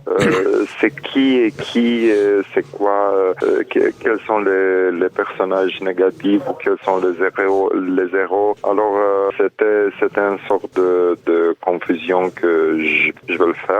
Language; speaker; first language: French; non-native, fluent; Romanian